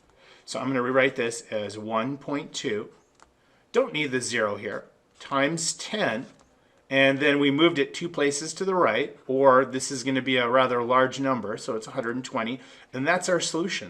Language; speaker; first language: English; native; English